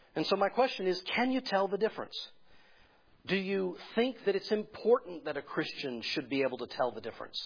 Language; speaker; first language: English; native; English